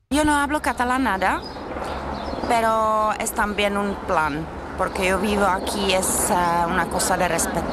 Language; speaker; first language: Spanish; non-native, learner; Czech